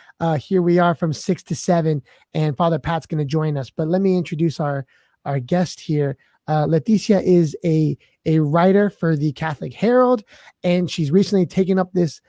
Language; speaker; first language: English; native; English